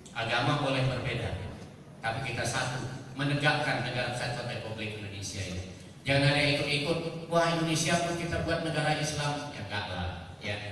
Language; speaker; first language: Indonesian; native; Indonesian